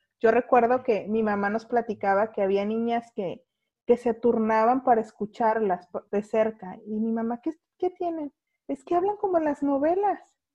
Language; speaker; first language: Spanish; native; Spanish